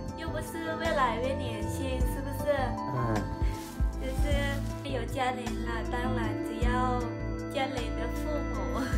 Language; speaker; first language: Chinese; non-native, learner; Lao